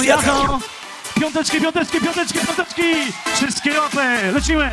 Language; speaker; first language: Polish; native; Polish